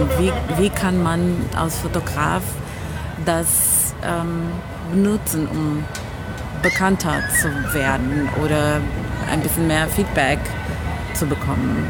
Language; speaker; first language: German; non-native, fluent; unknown